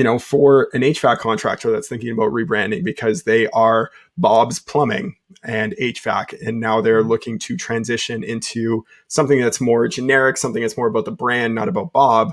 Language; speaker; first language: English; native; English